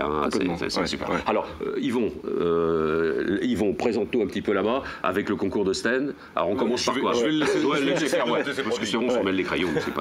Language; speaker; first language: French; native; French